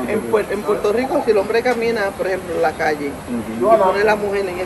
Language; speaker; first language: Spanish; native; Spanish